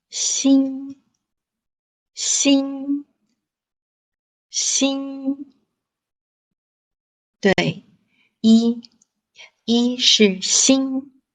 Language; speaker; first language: Chinese; non-native, fluent; English